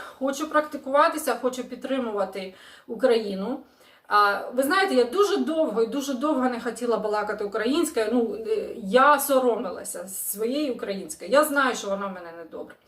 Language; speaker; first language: Ukrainian; non-native, local second language; Russian